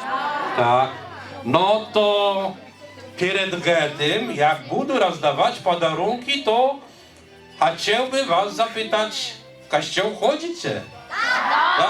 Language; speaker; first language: Polish; non-native, learner; Belarusian